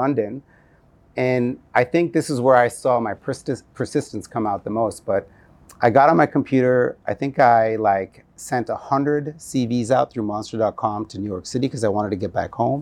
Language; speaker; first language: English; native; English